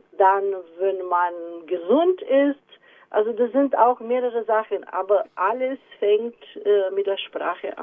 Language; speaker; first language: German; non-native, fluent; Romanian